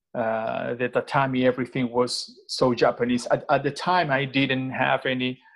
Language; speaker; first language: English; non-native, fluent; Spanish